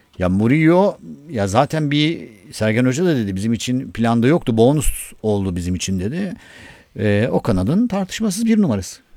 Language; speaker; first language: Turkish; native; Turkish